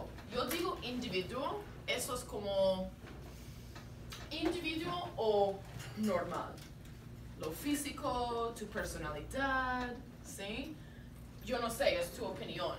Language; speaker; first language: Spanish; non-native, fluent; English